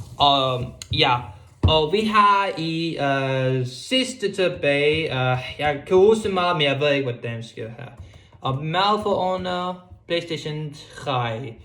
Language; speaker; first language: Danish; non-native, local second language; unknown